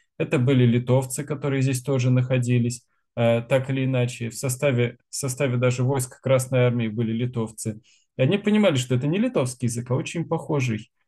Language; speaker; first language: Russian; native; Russian